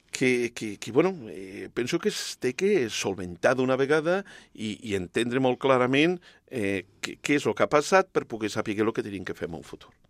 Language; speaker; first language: Catalan; non-native, local second language; Spanish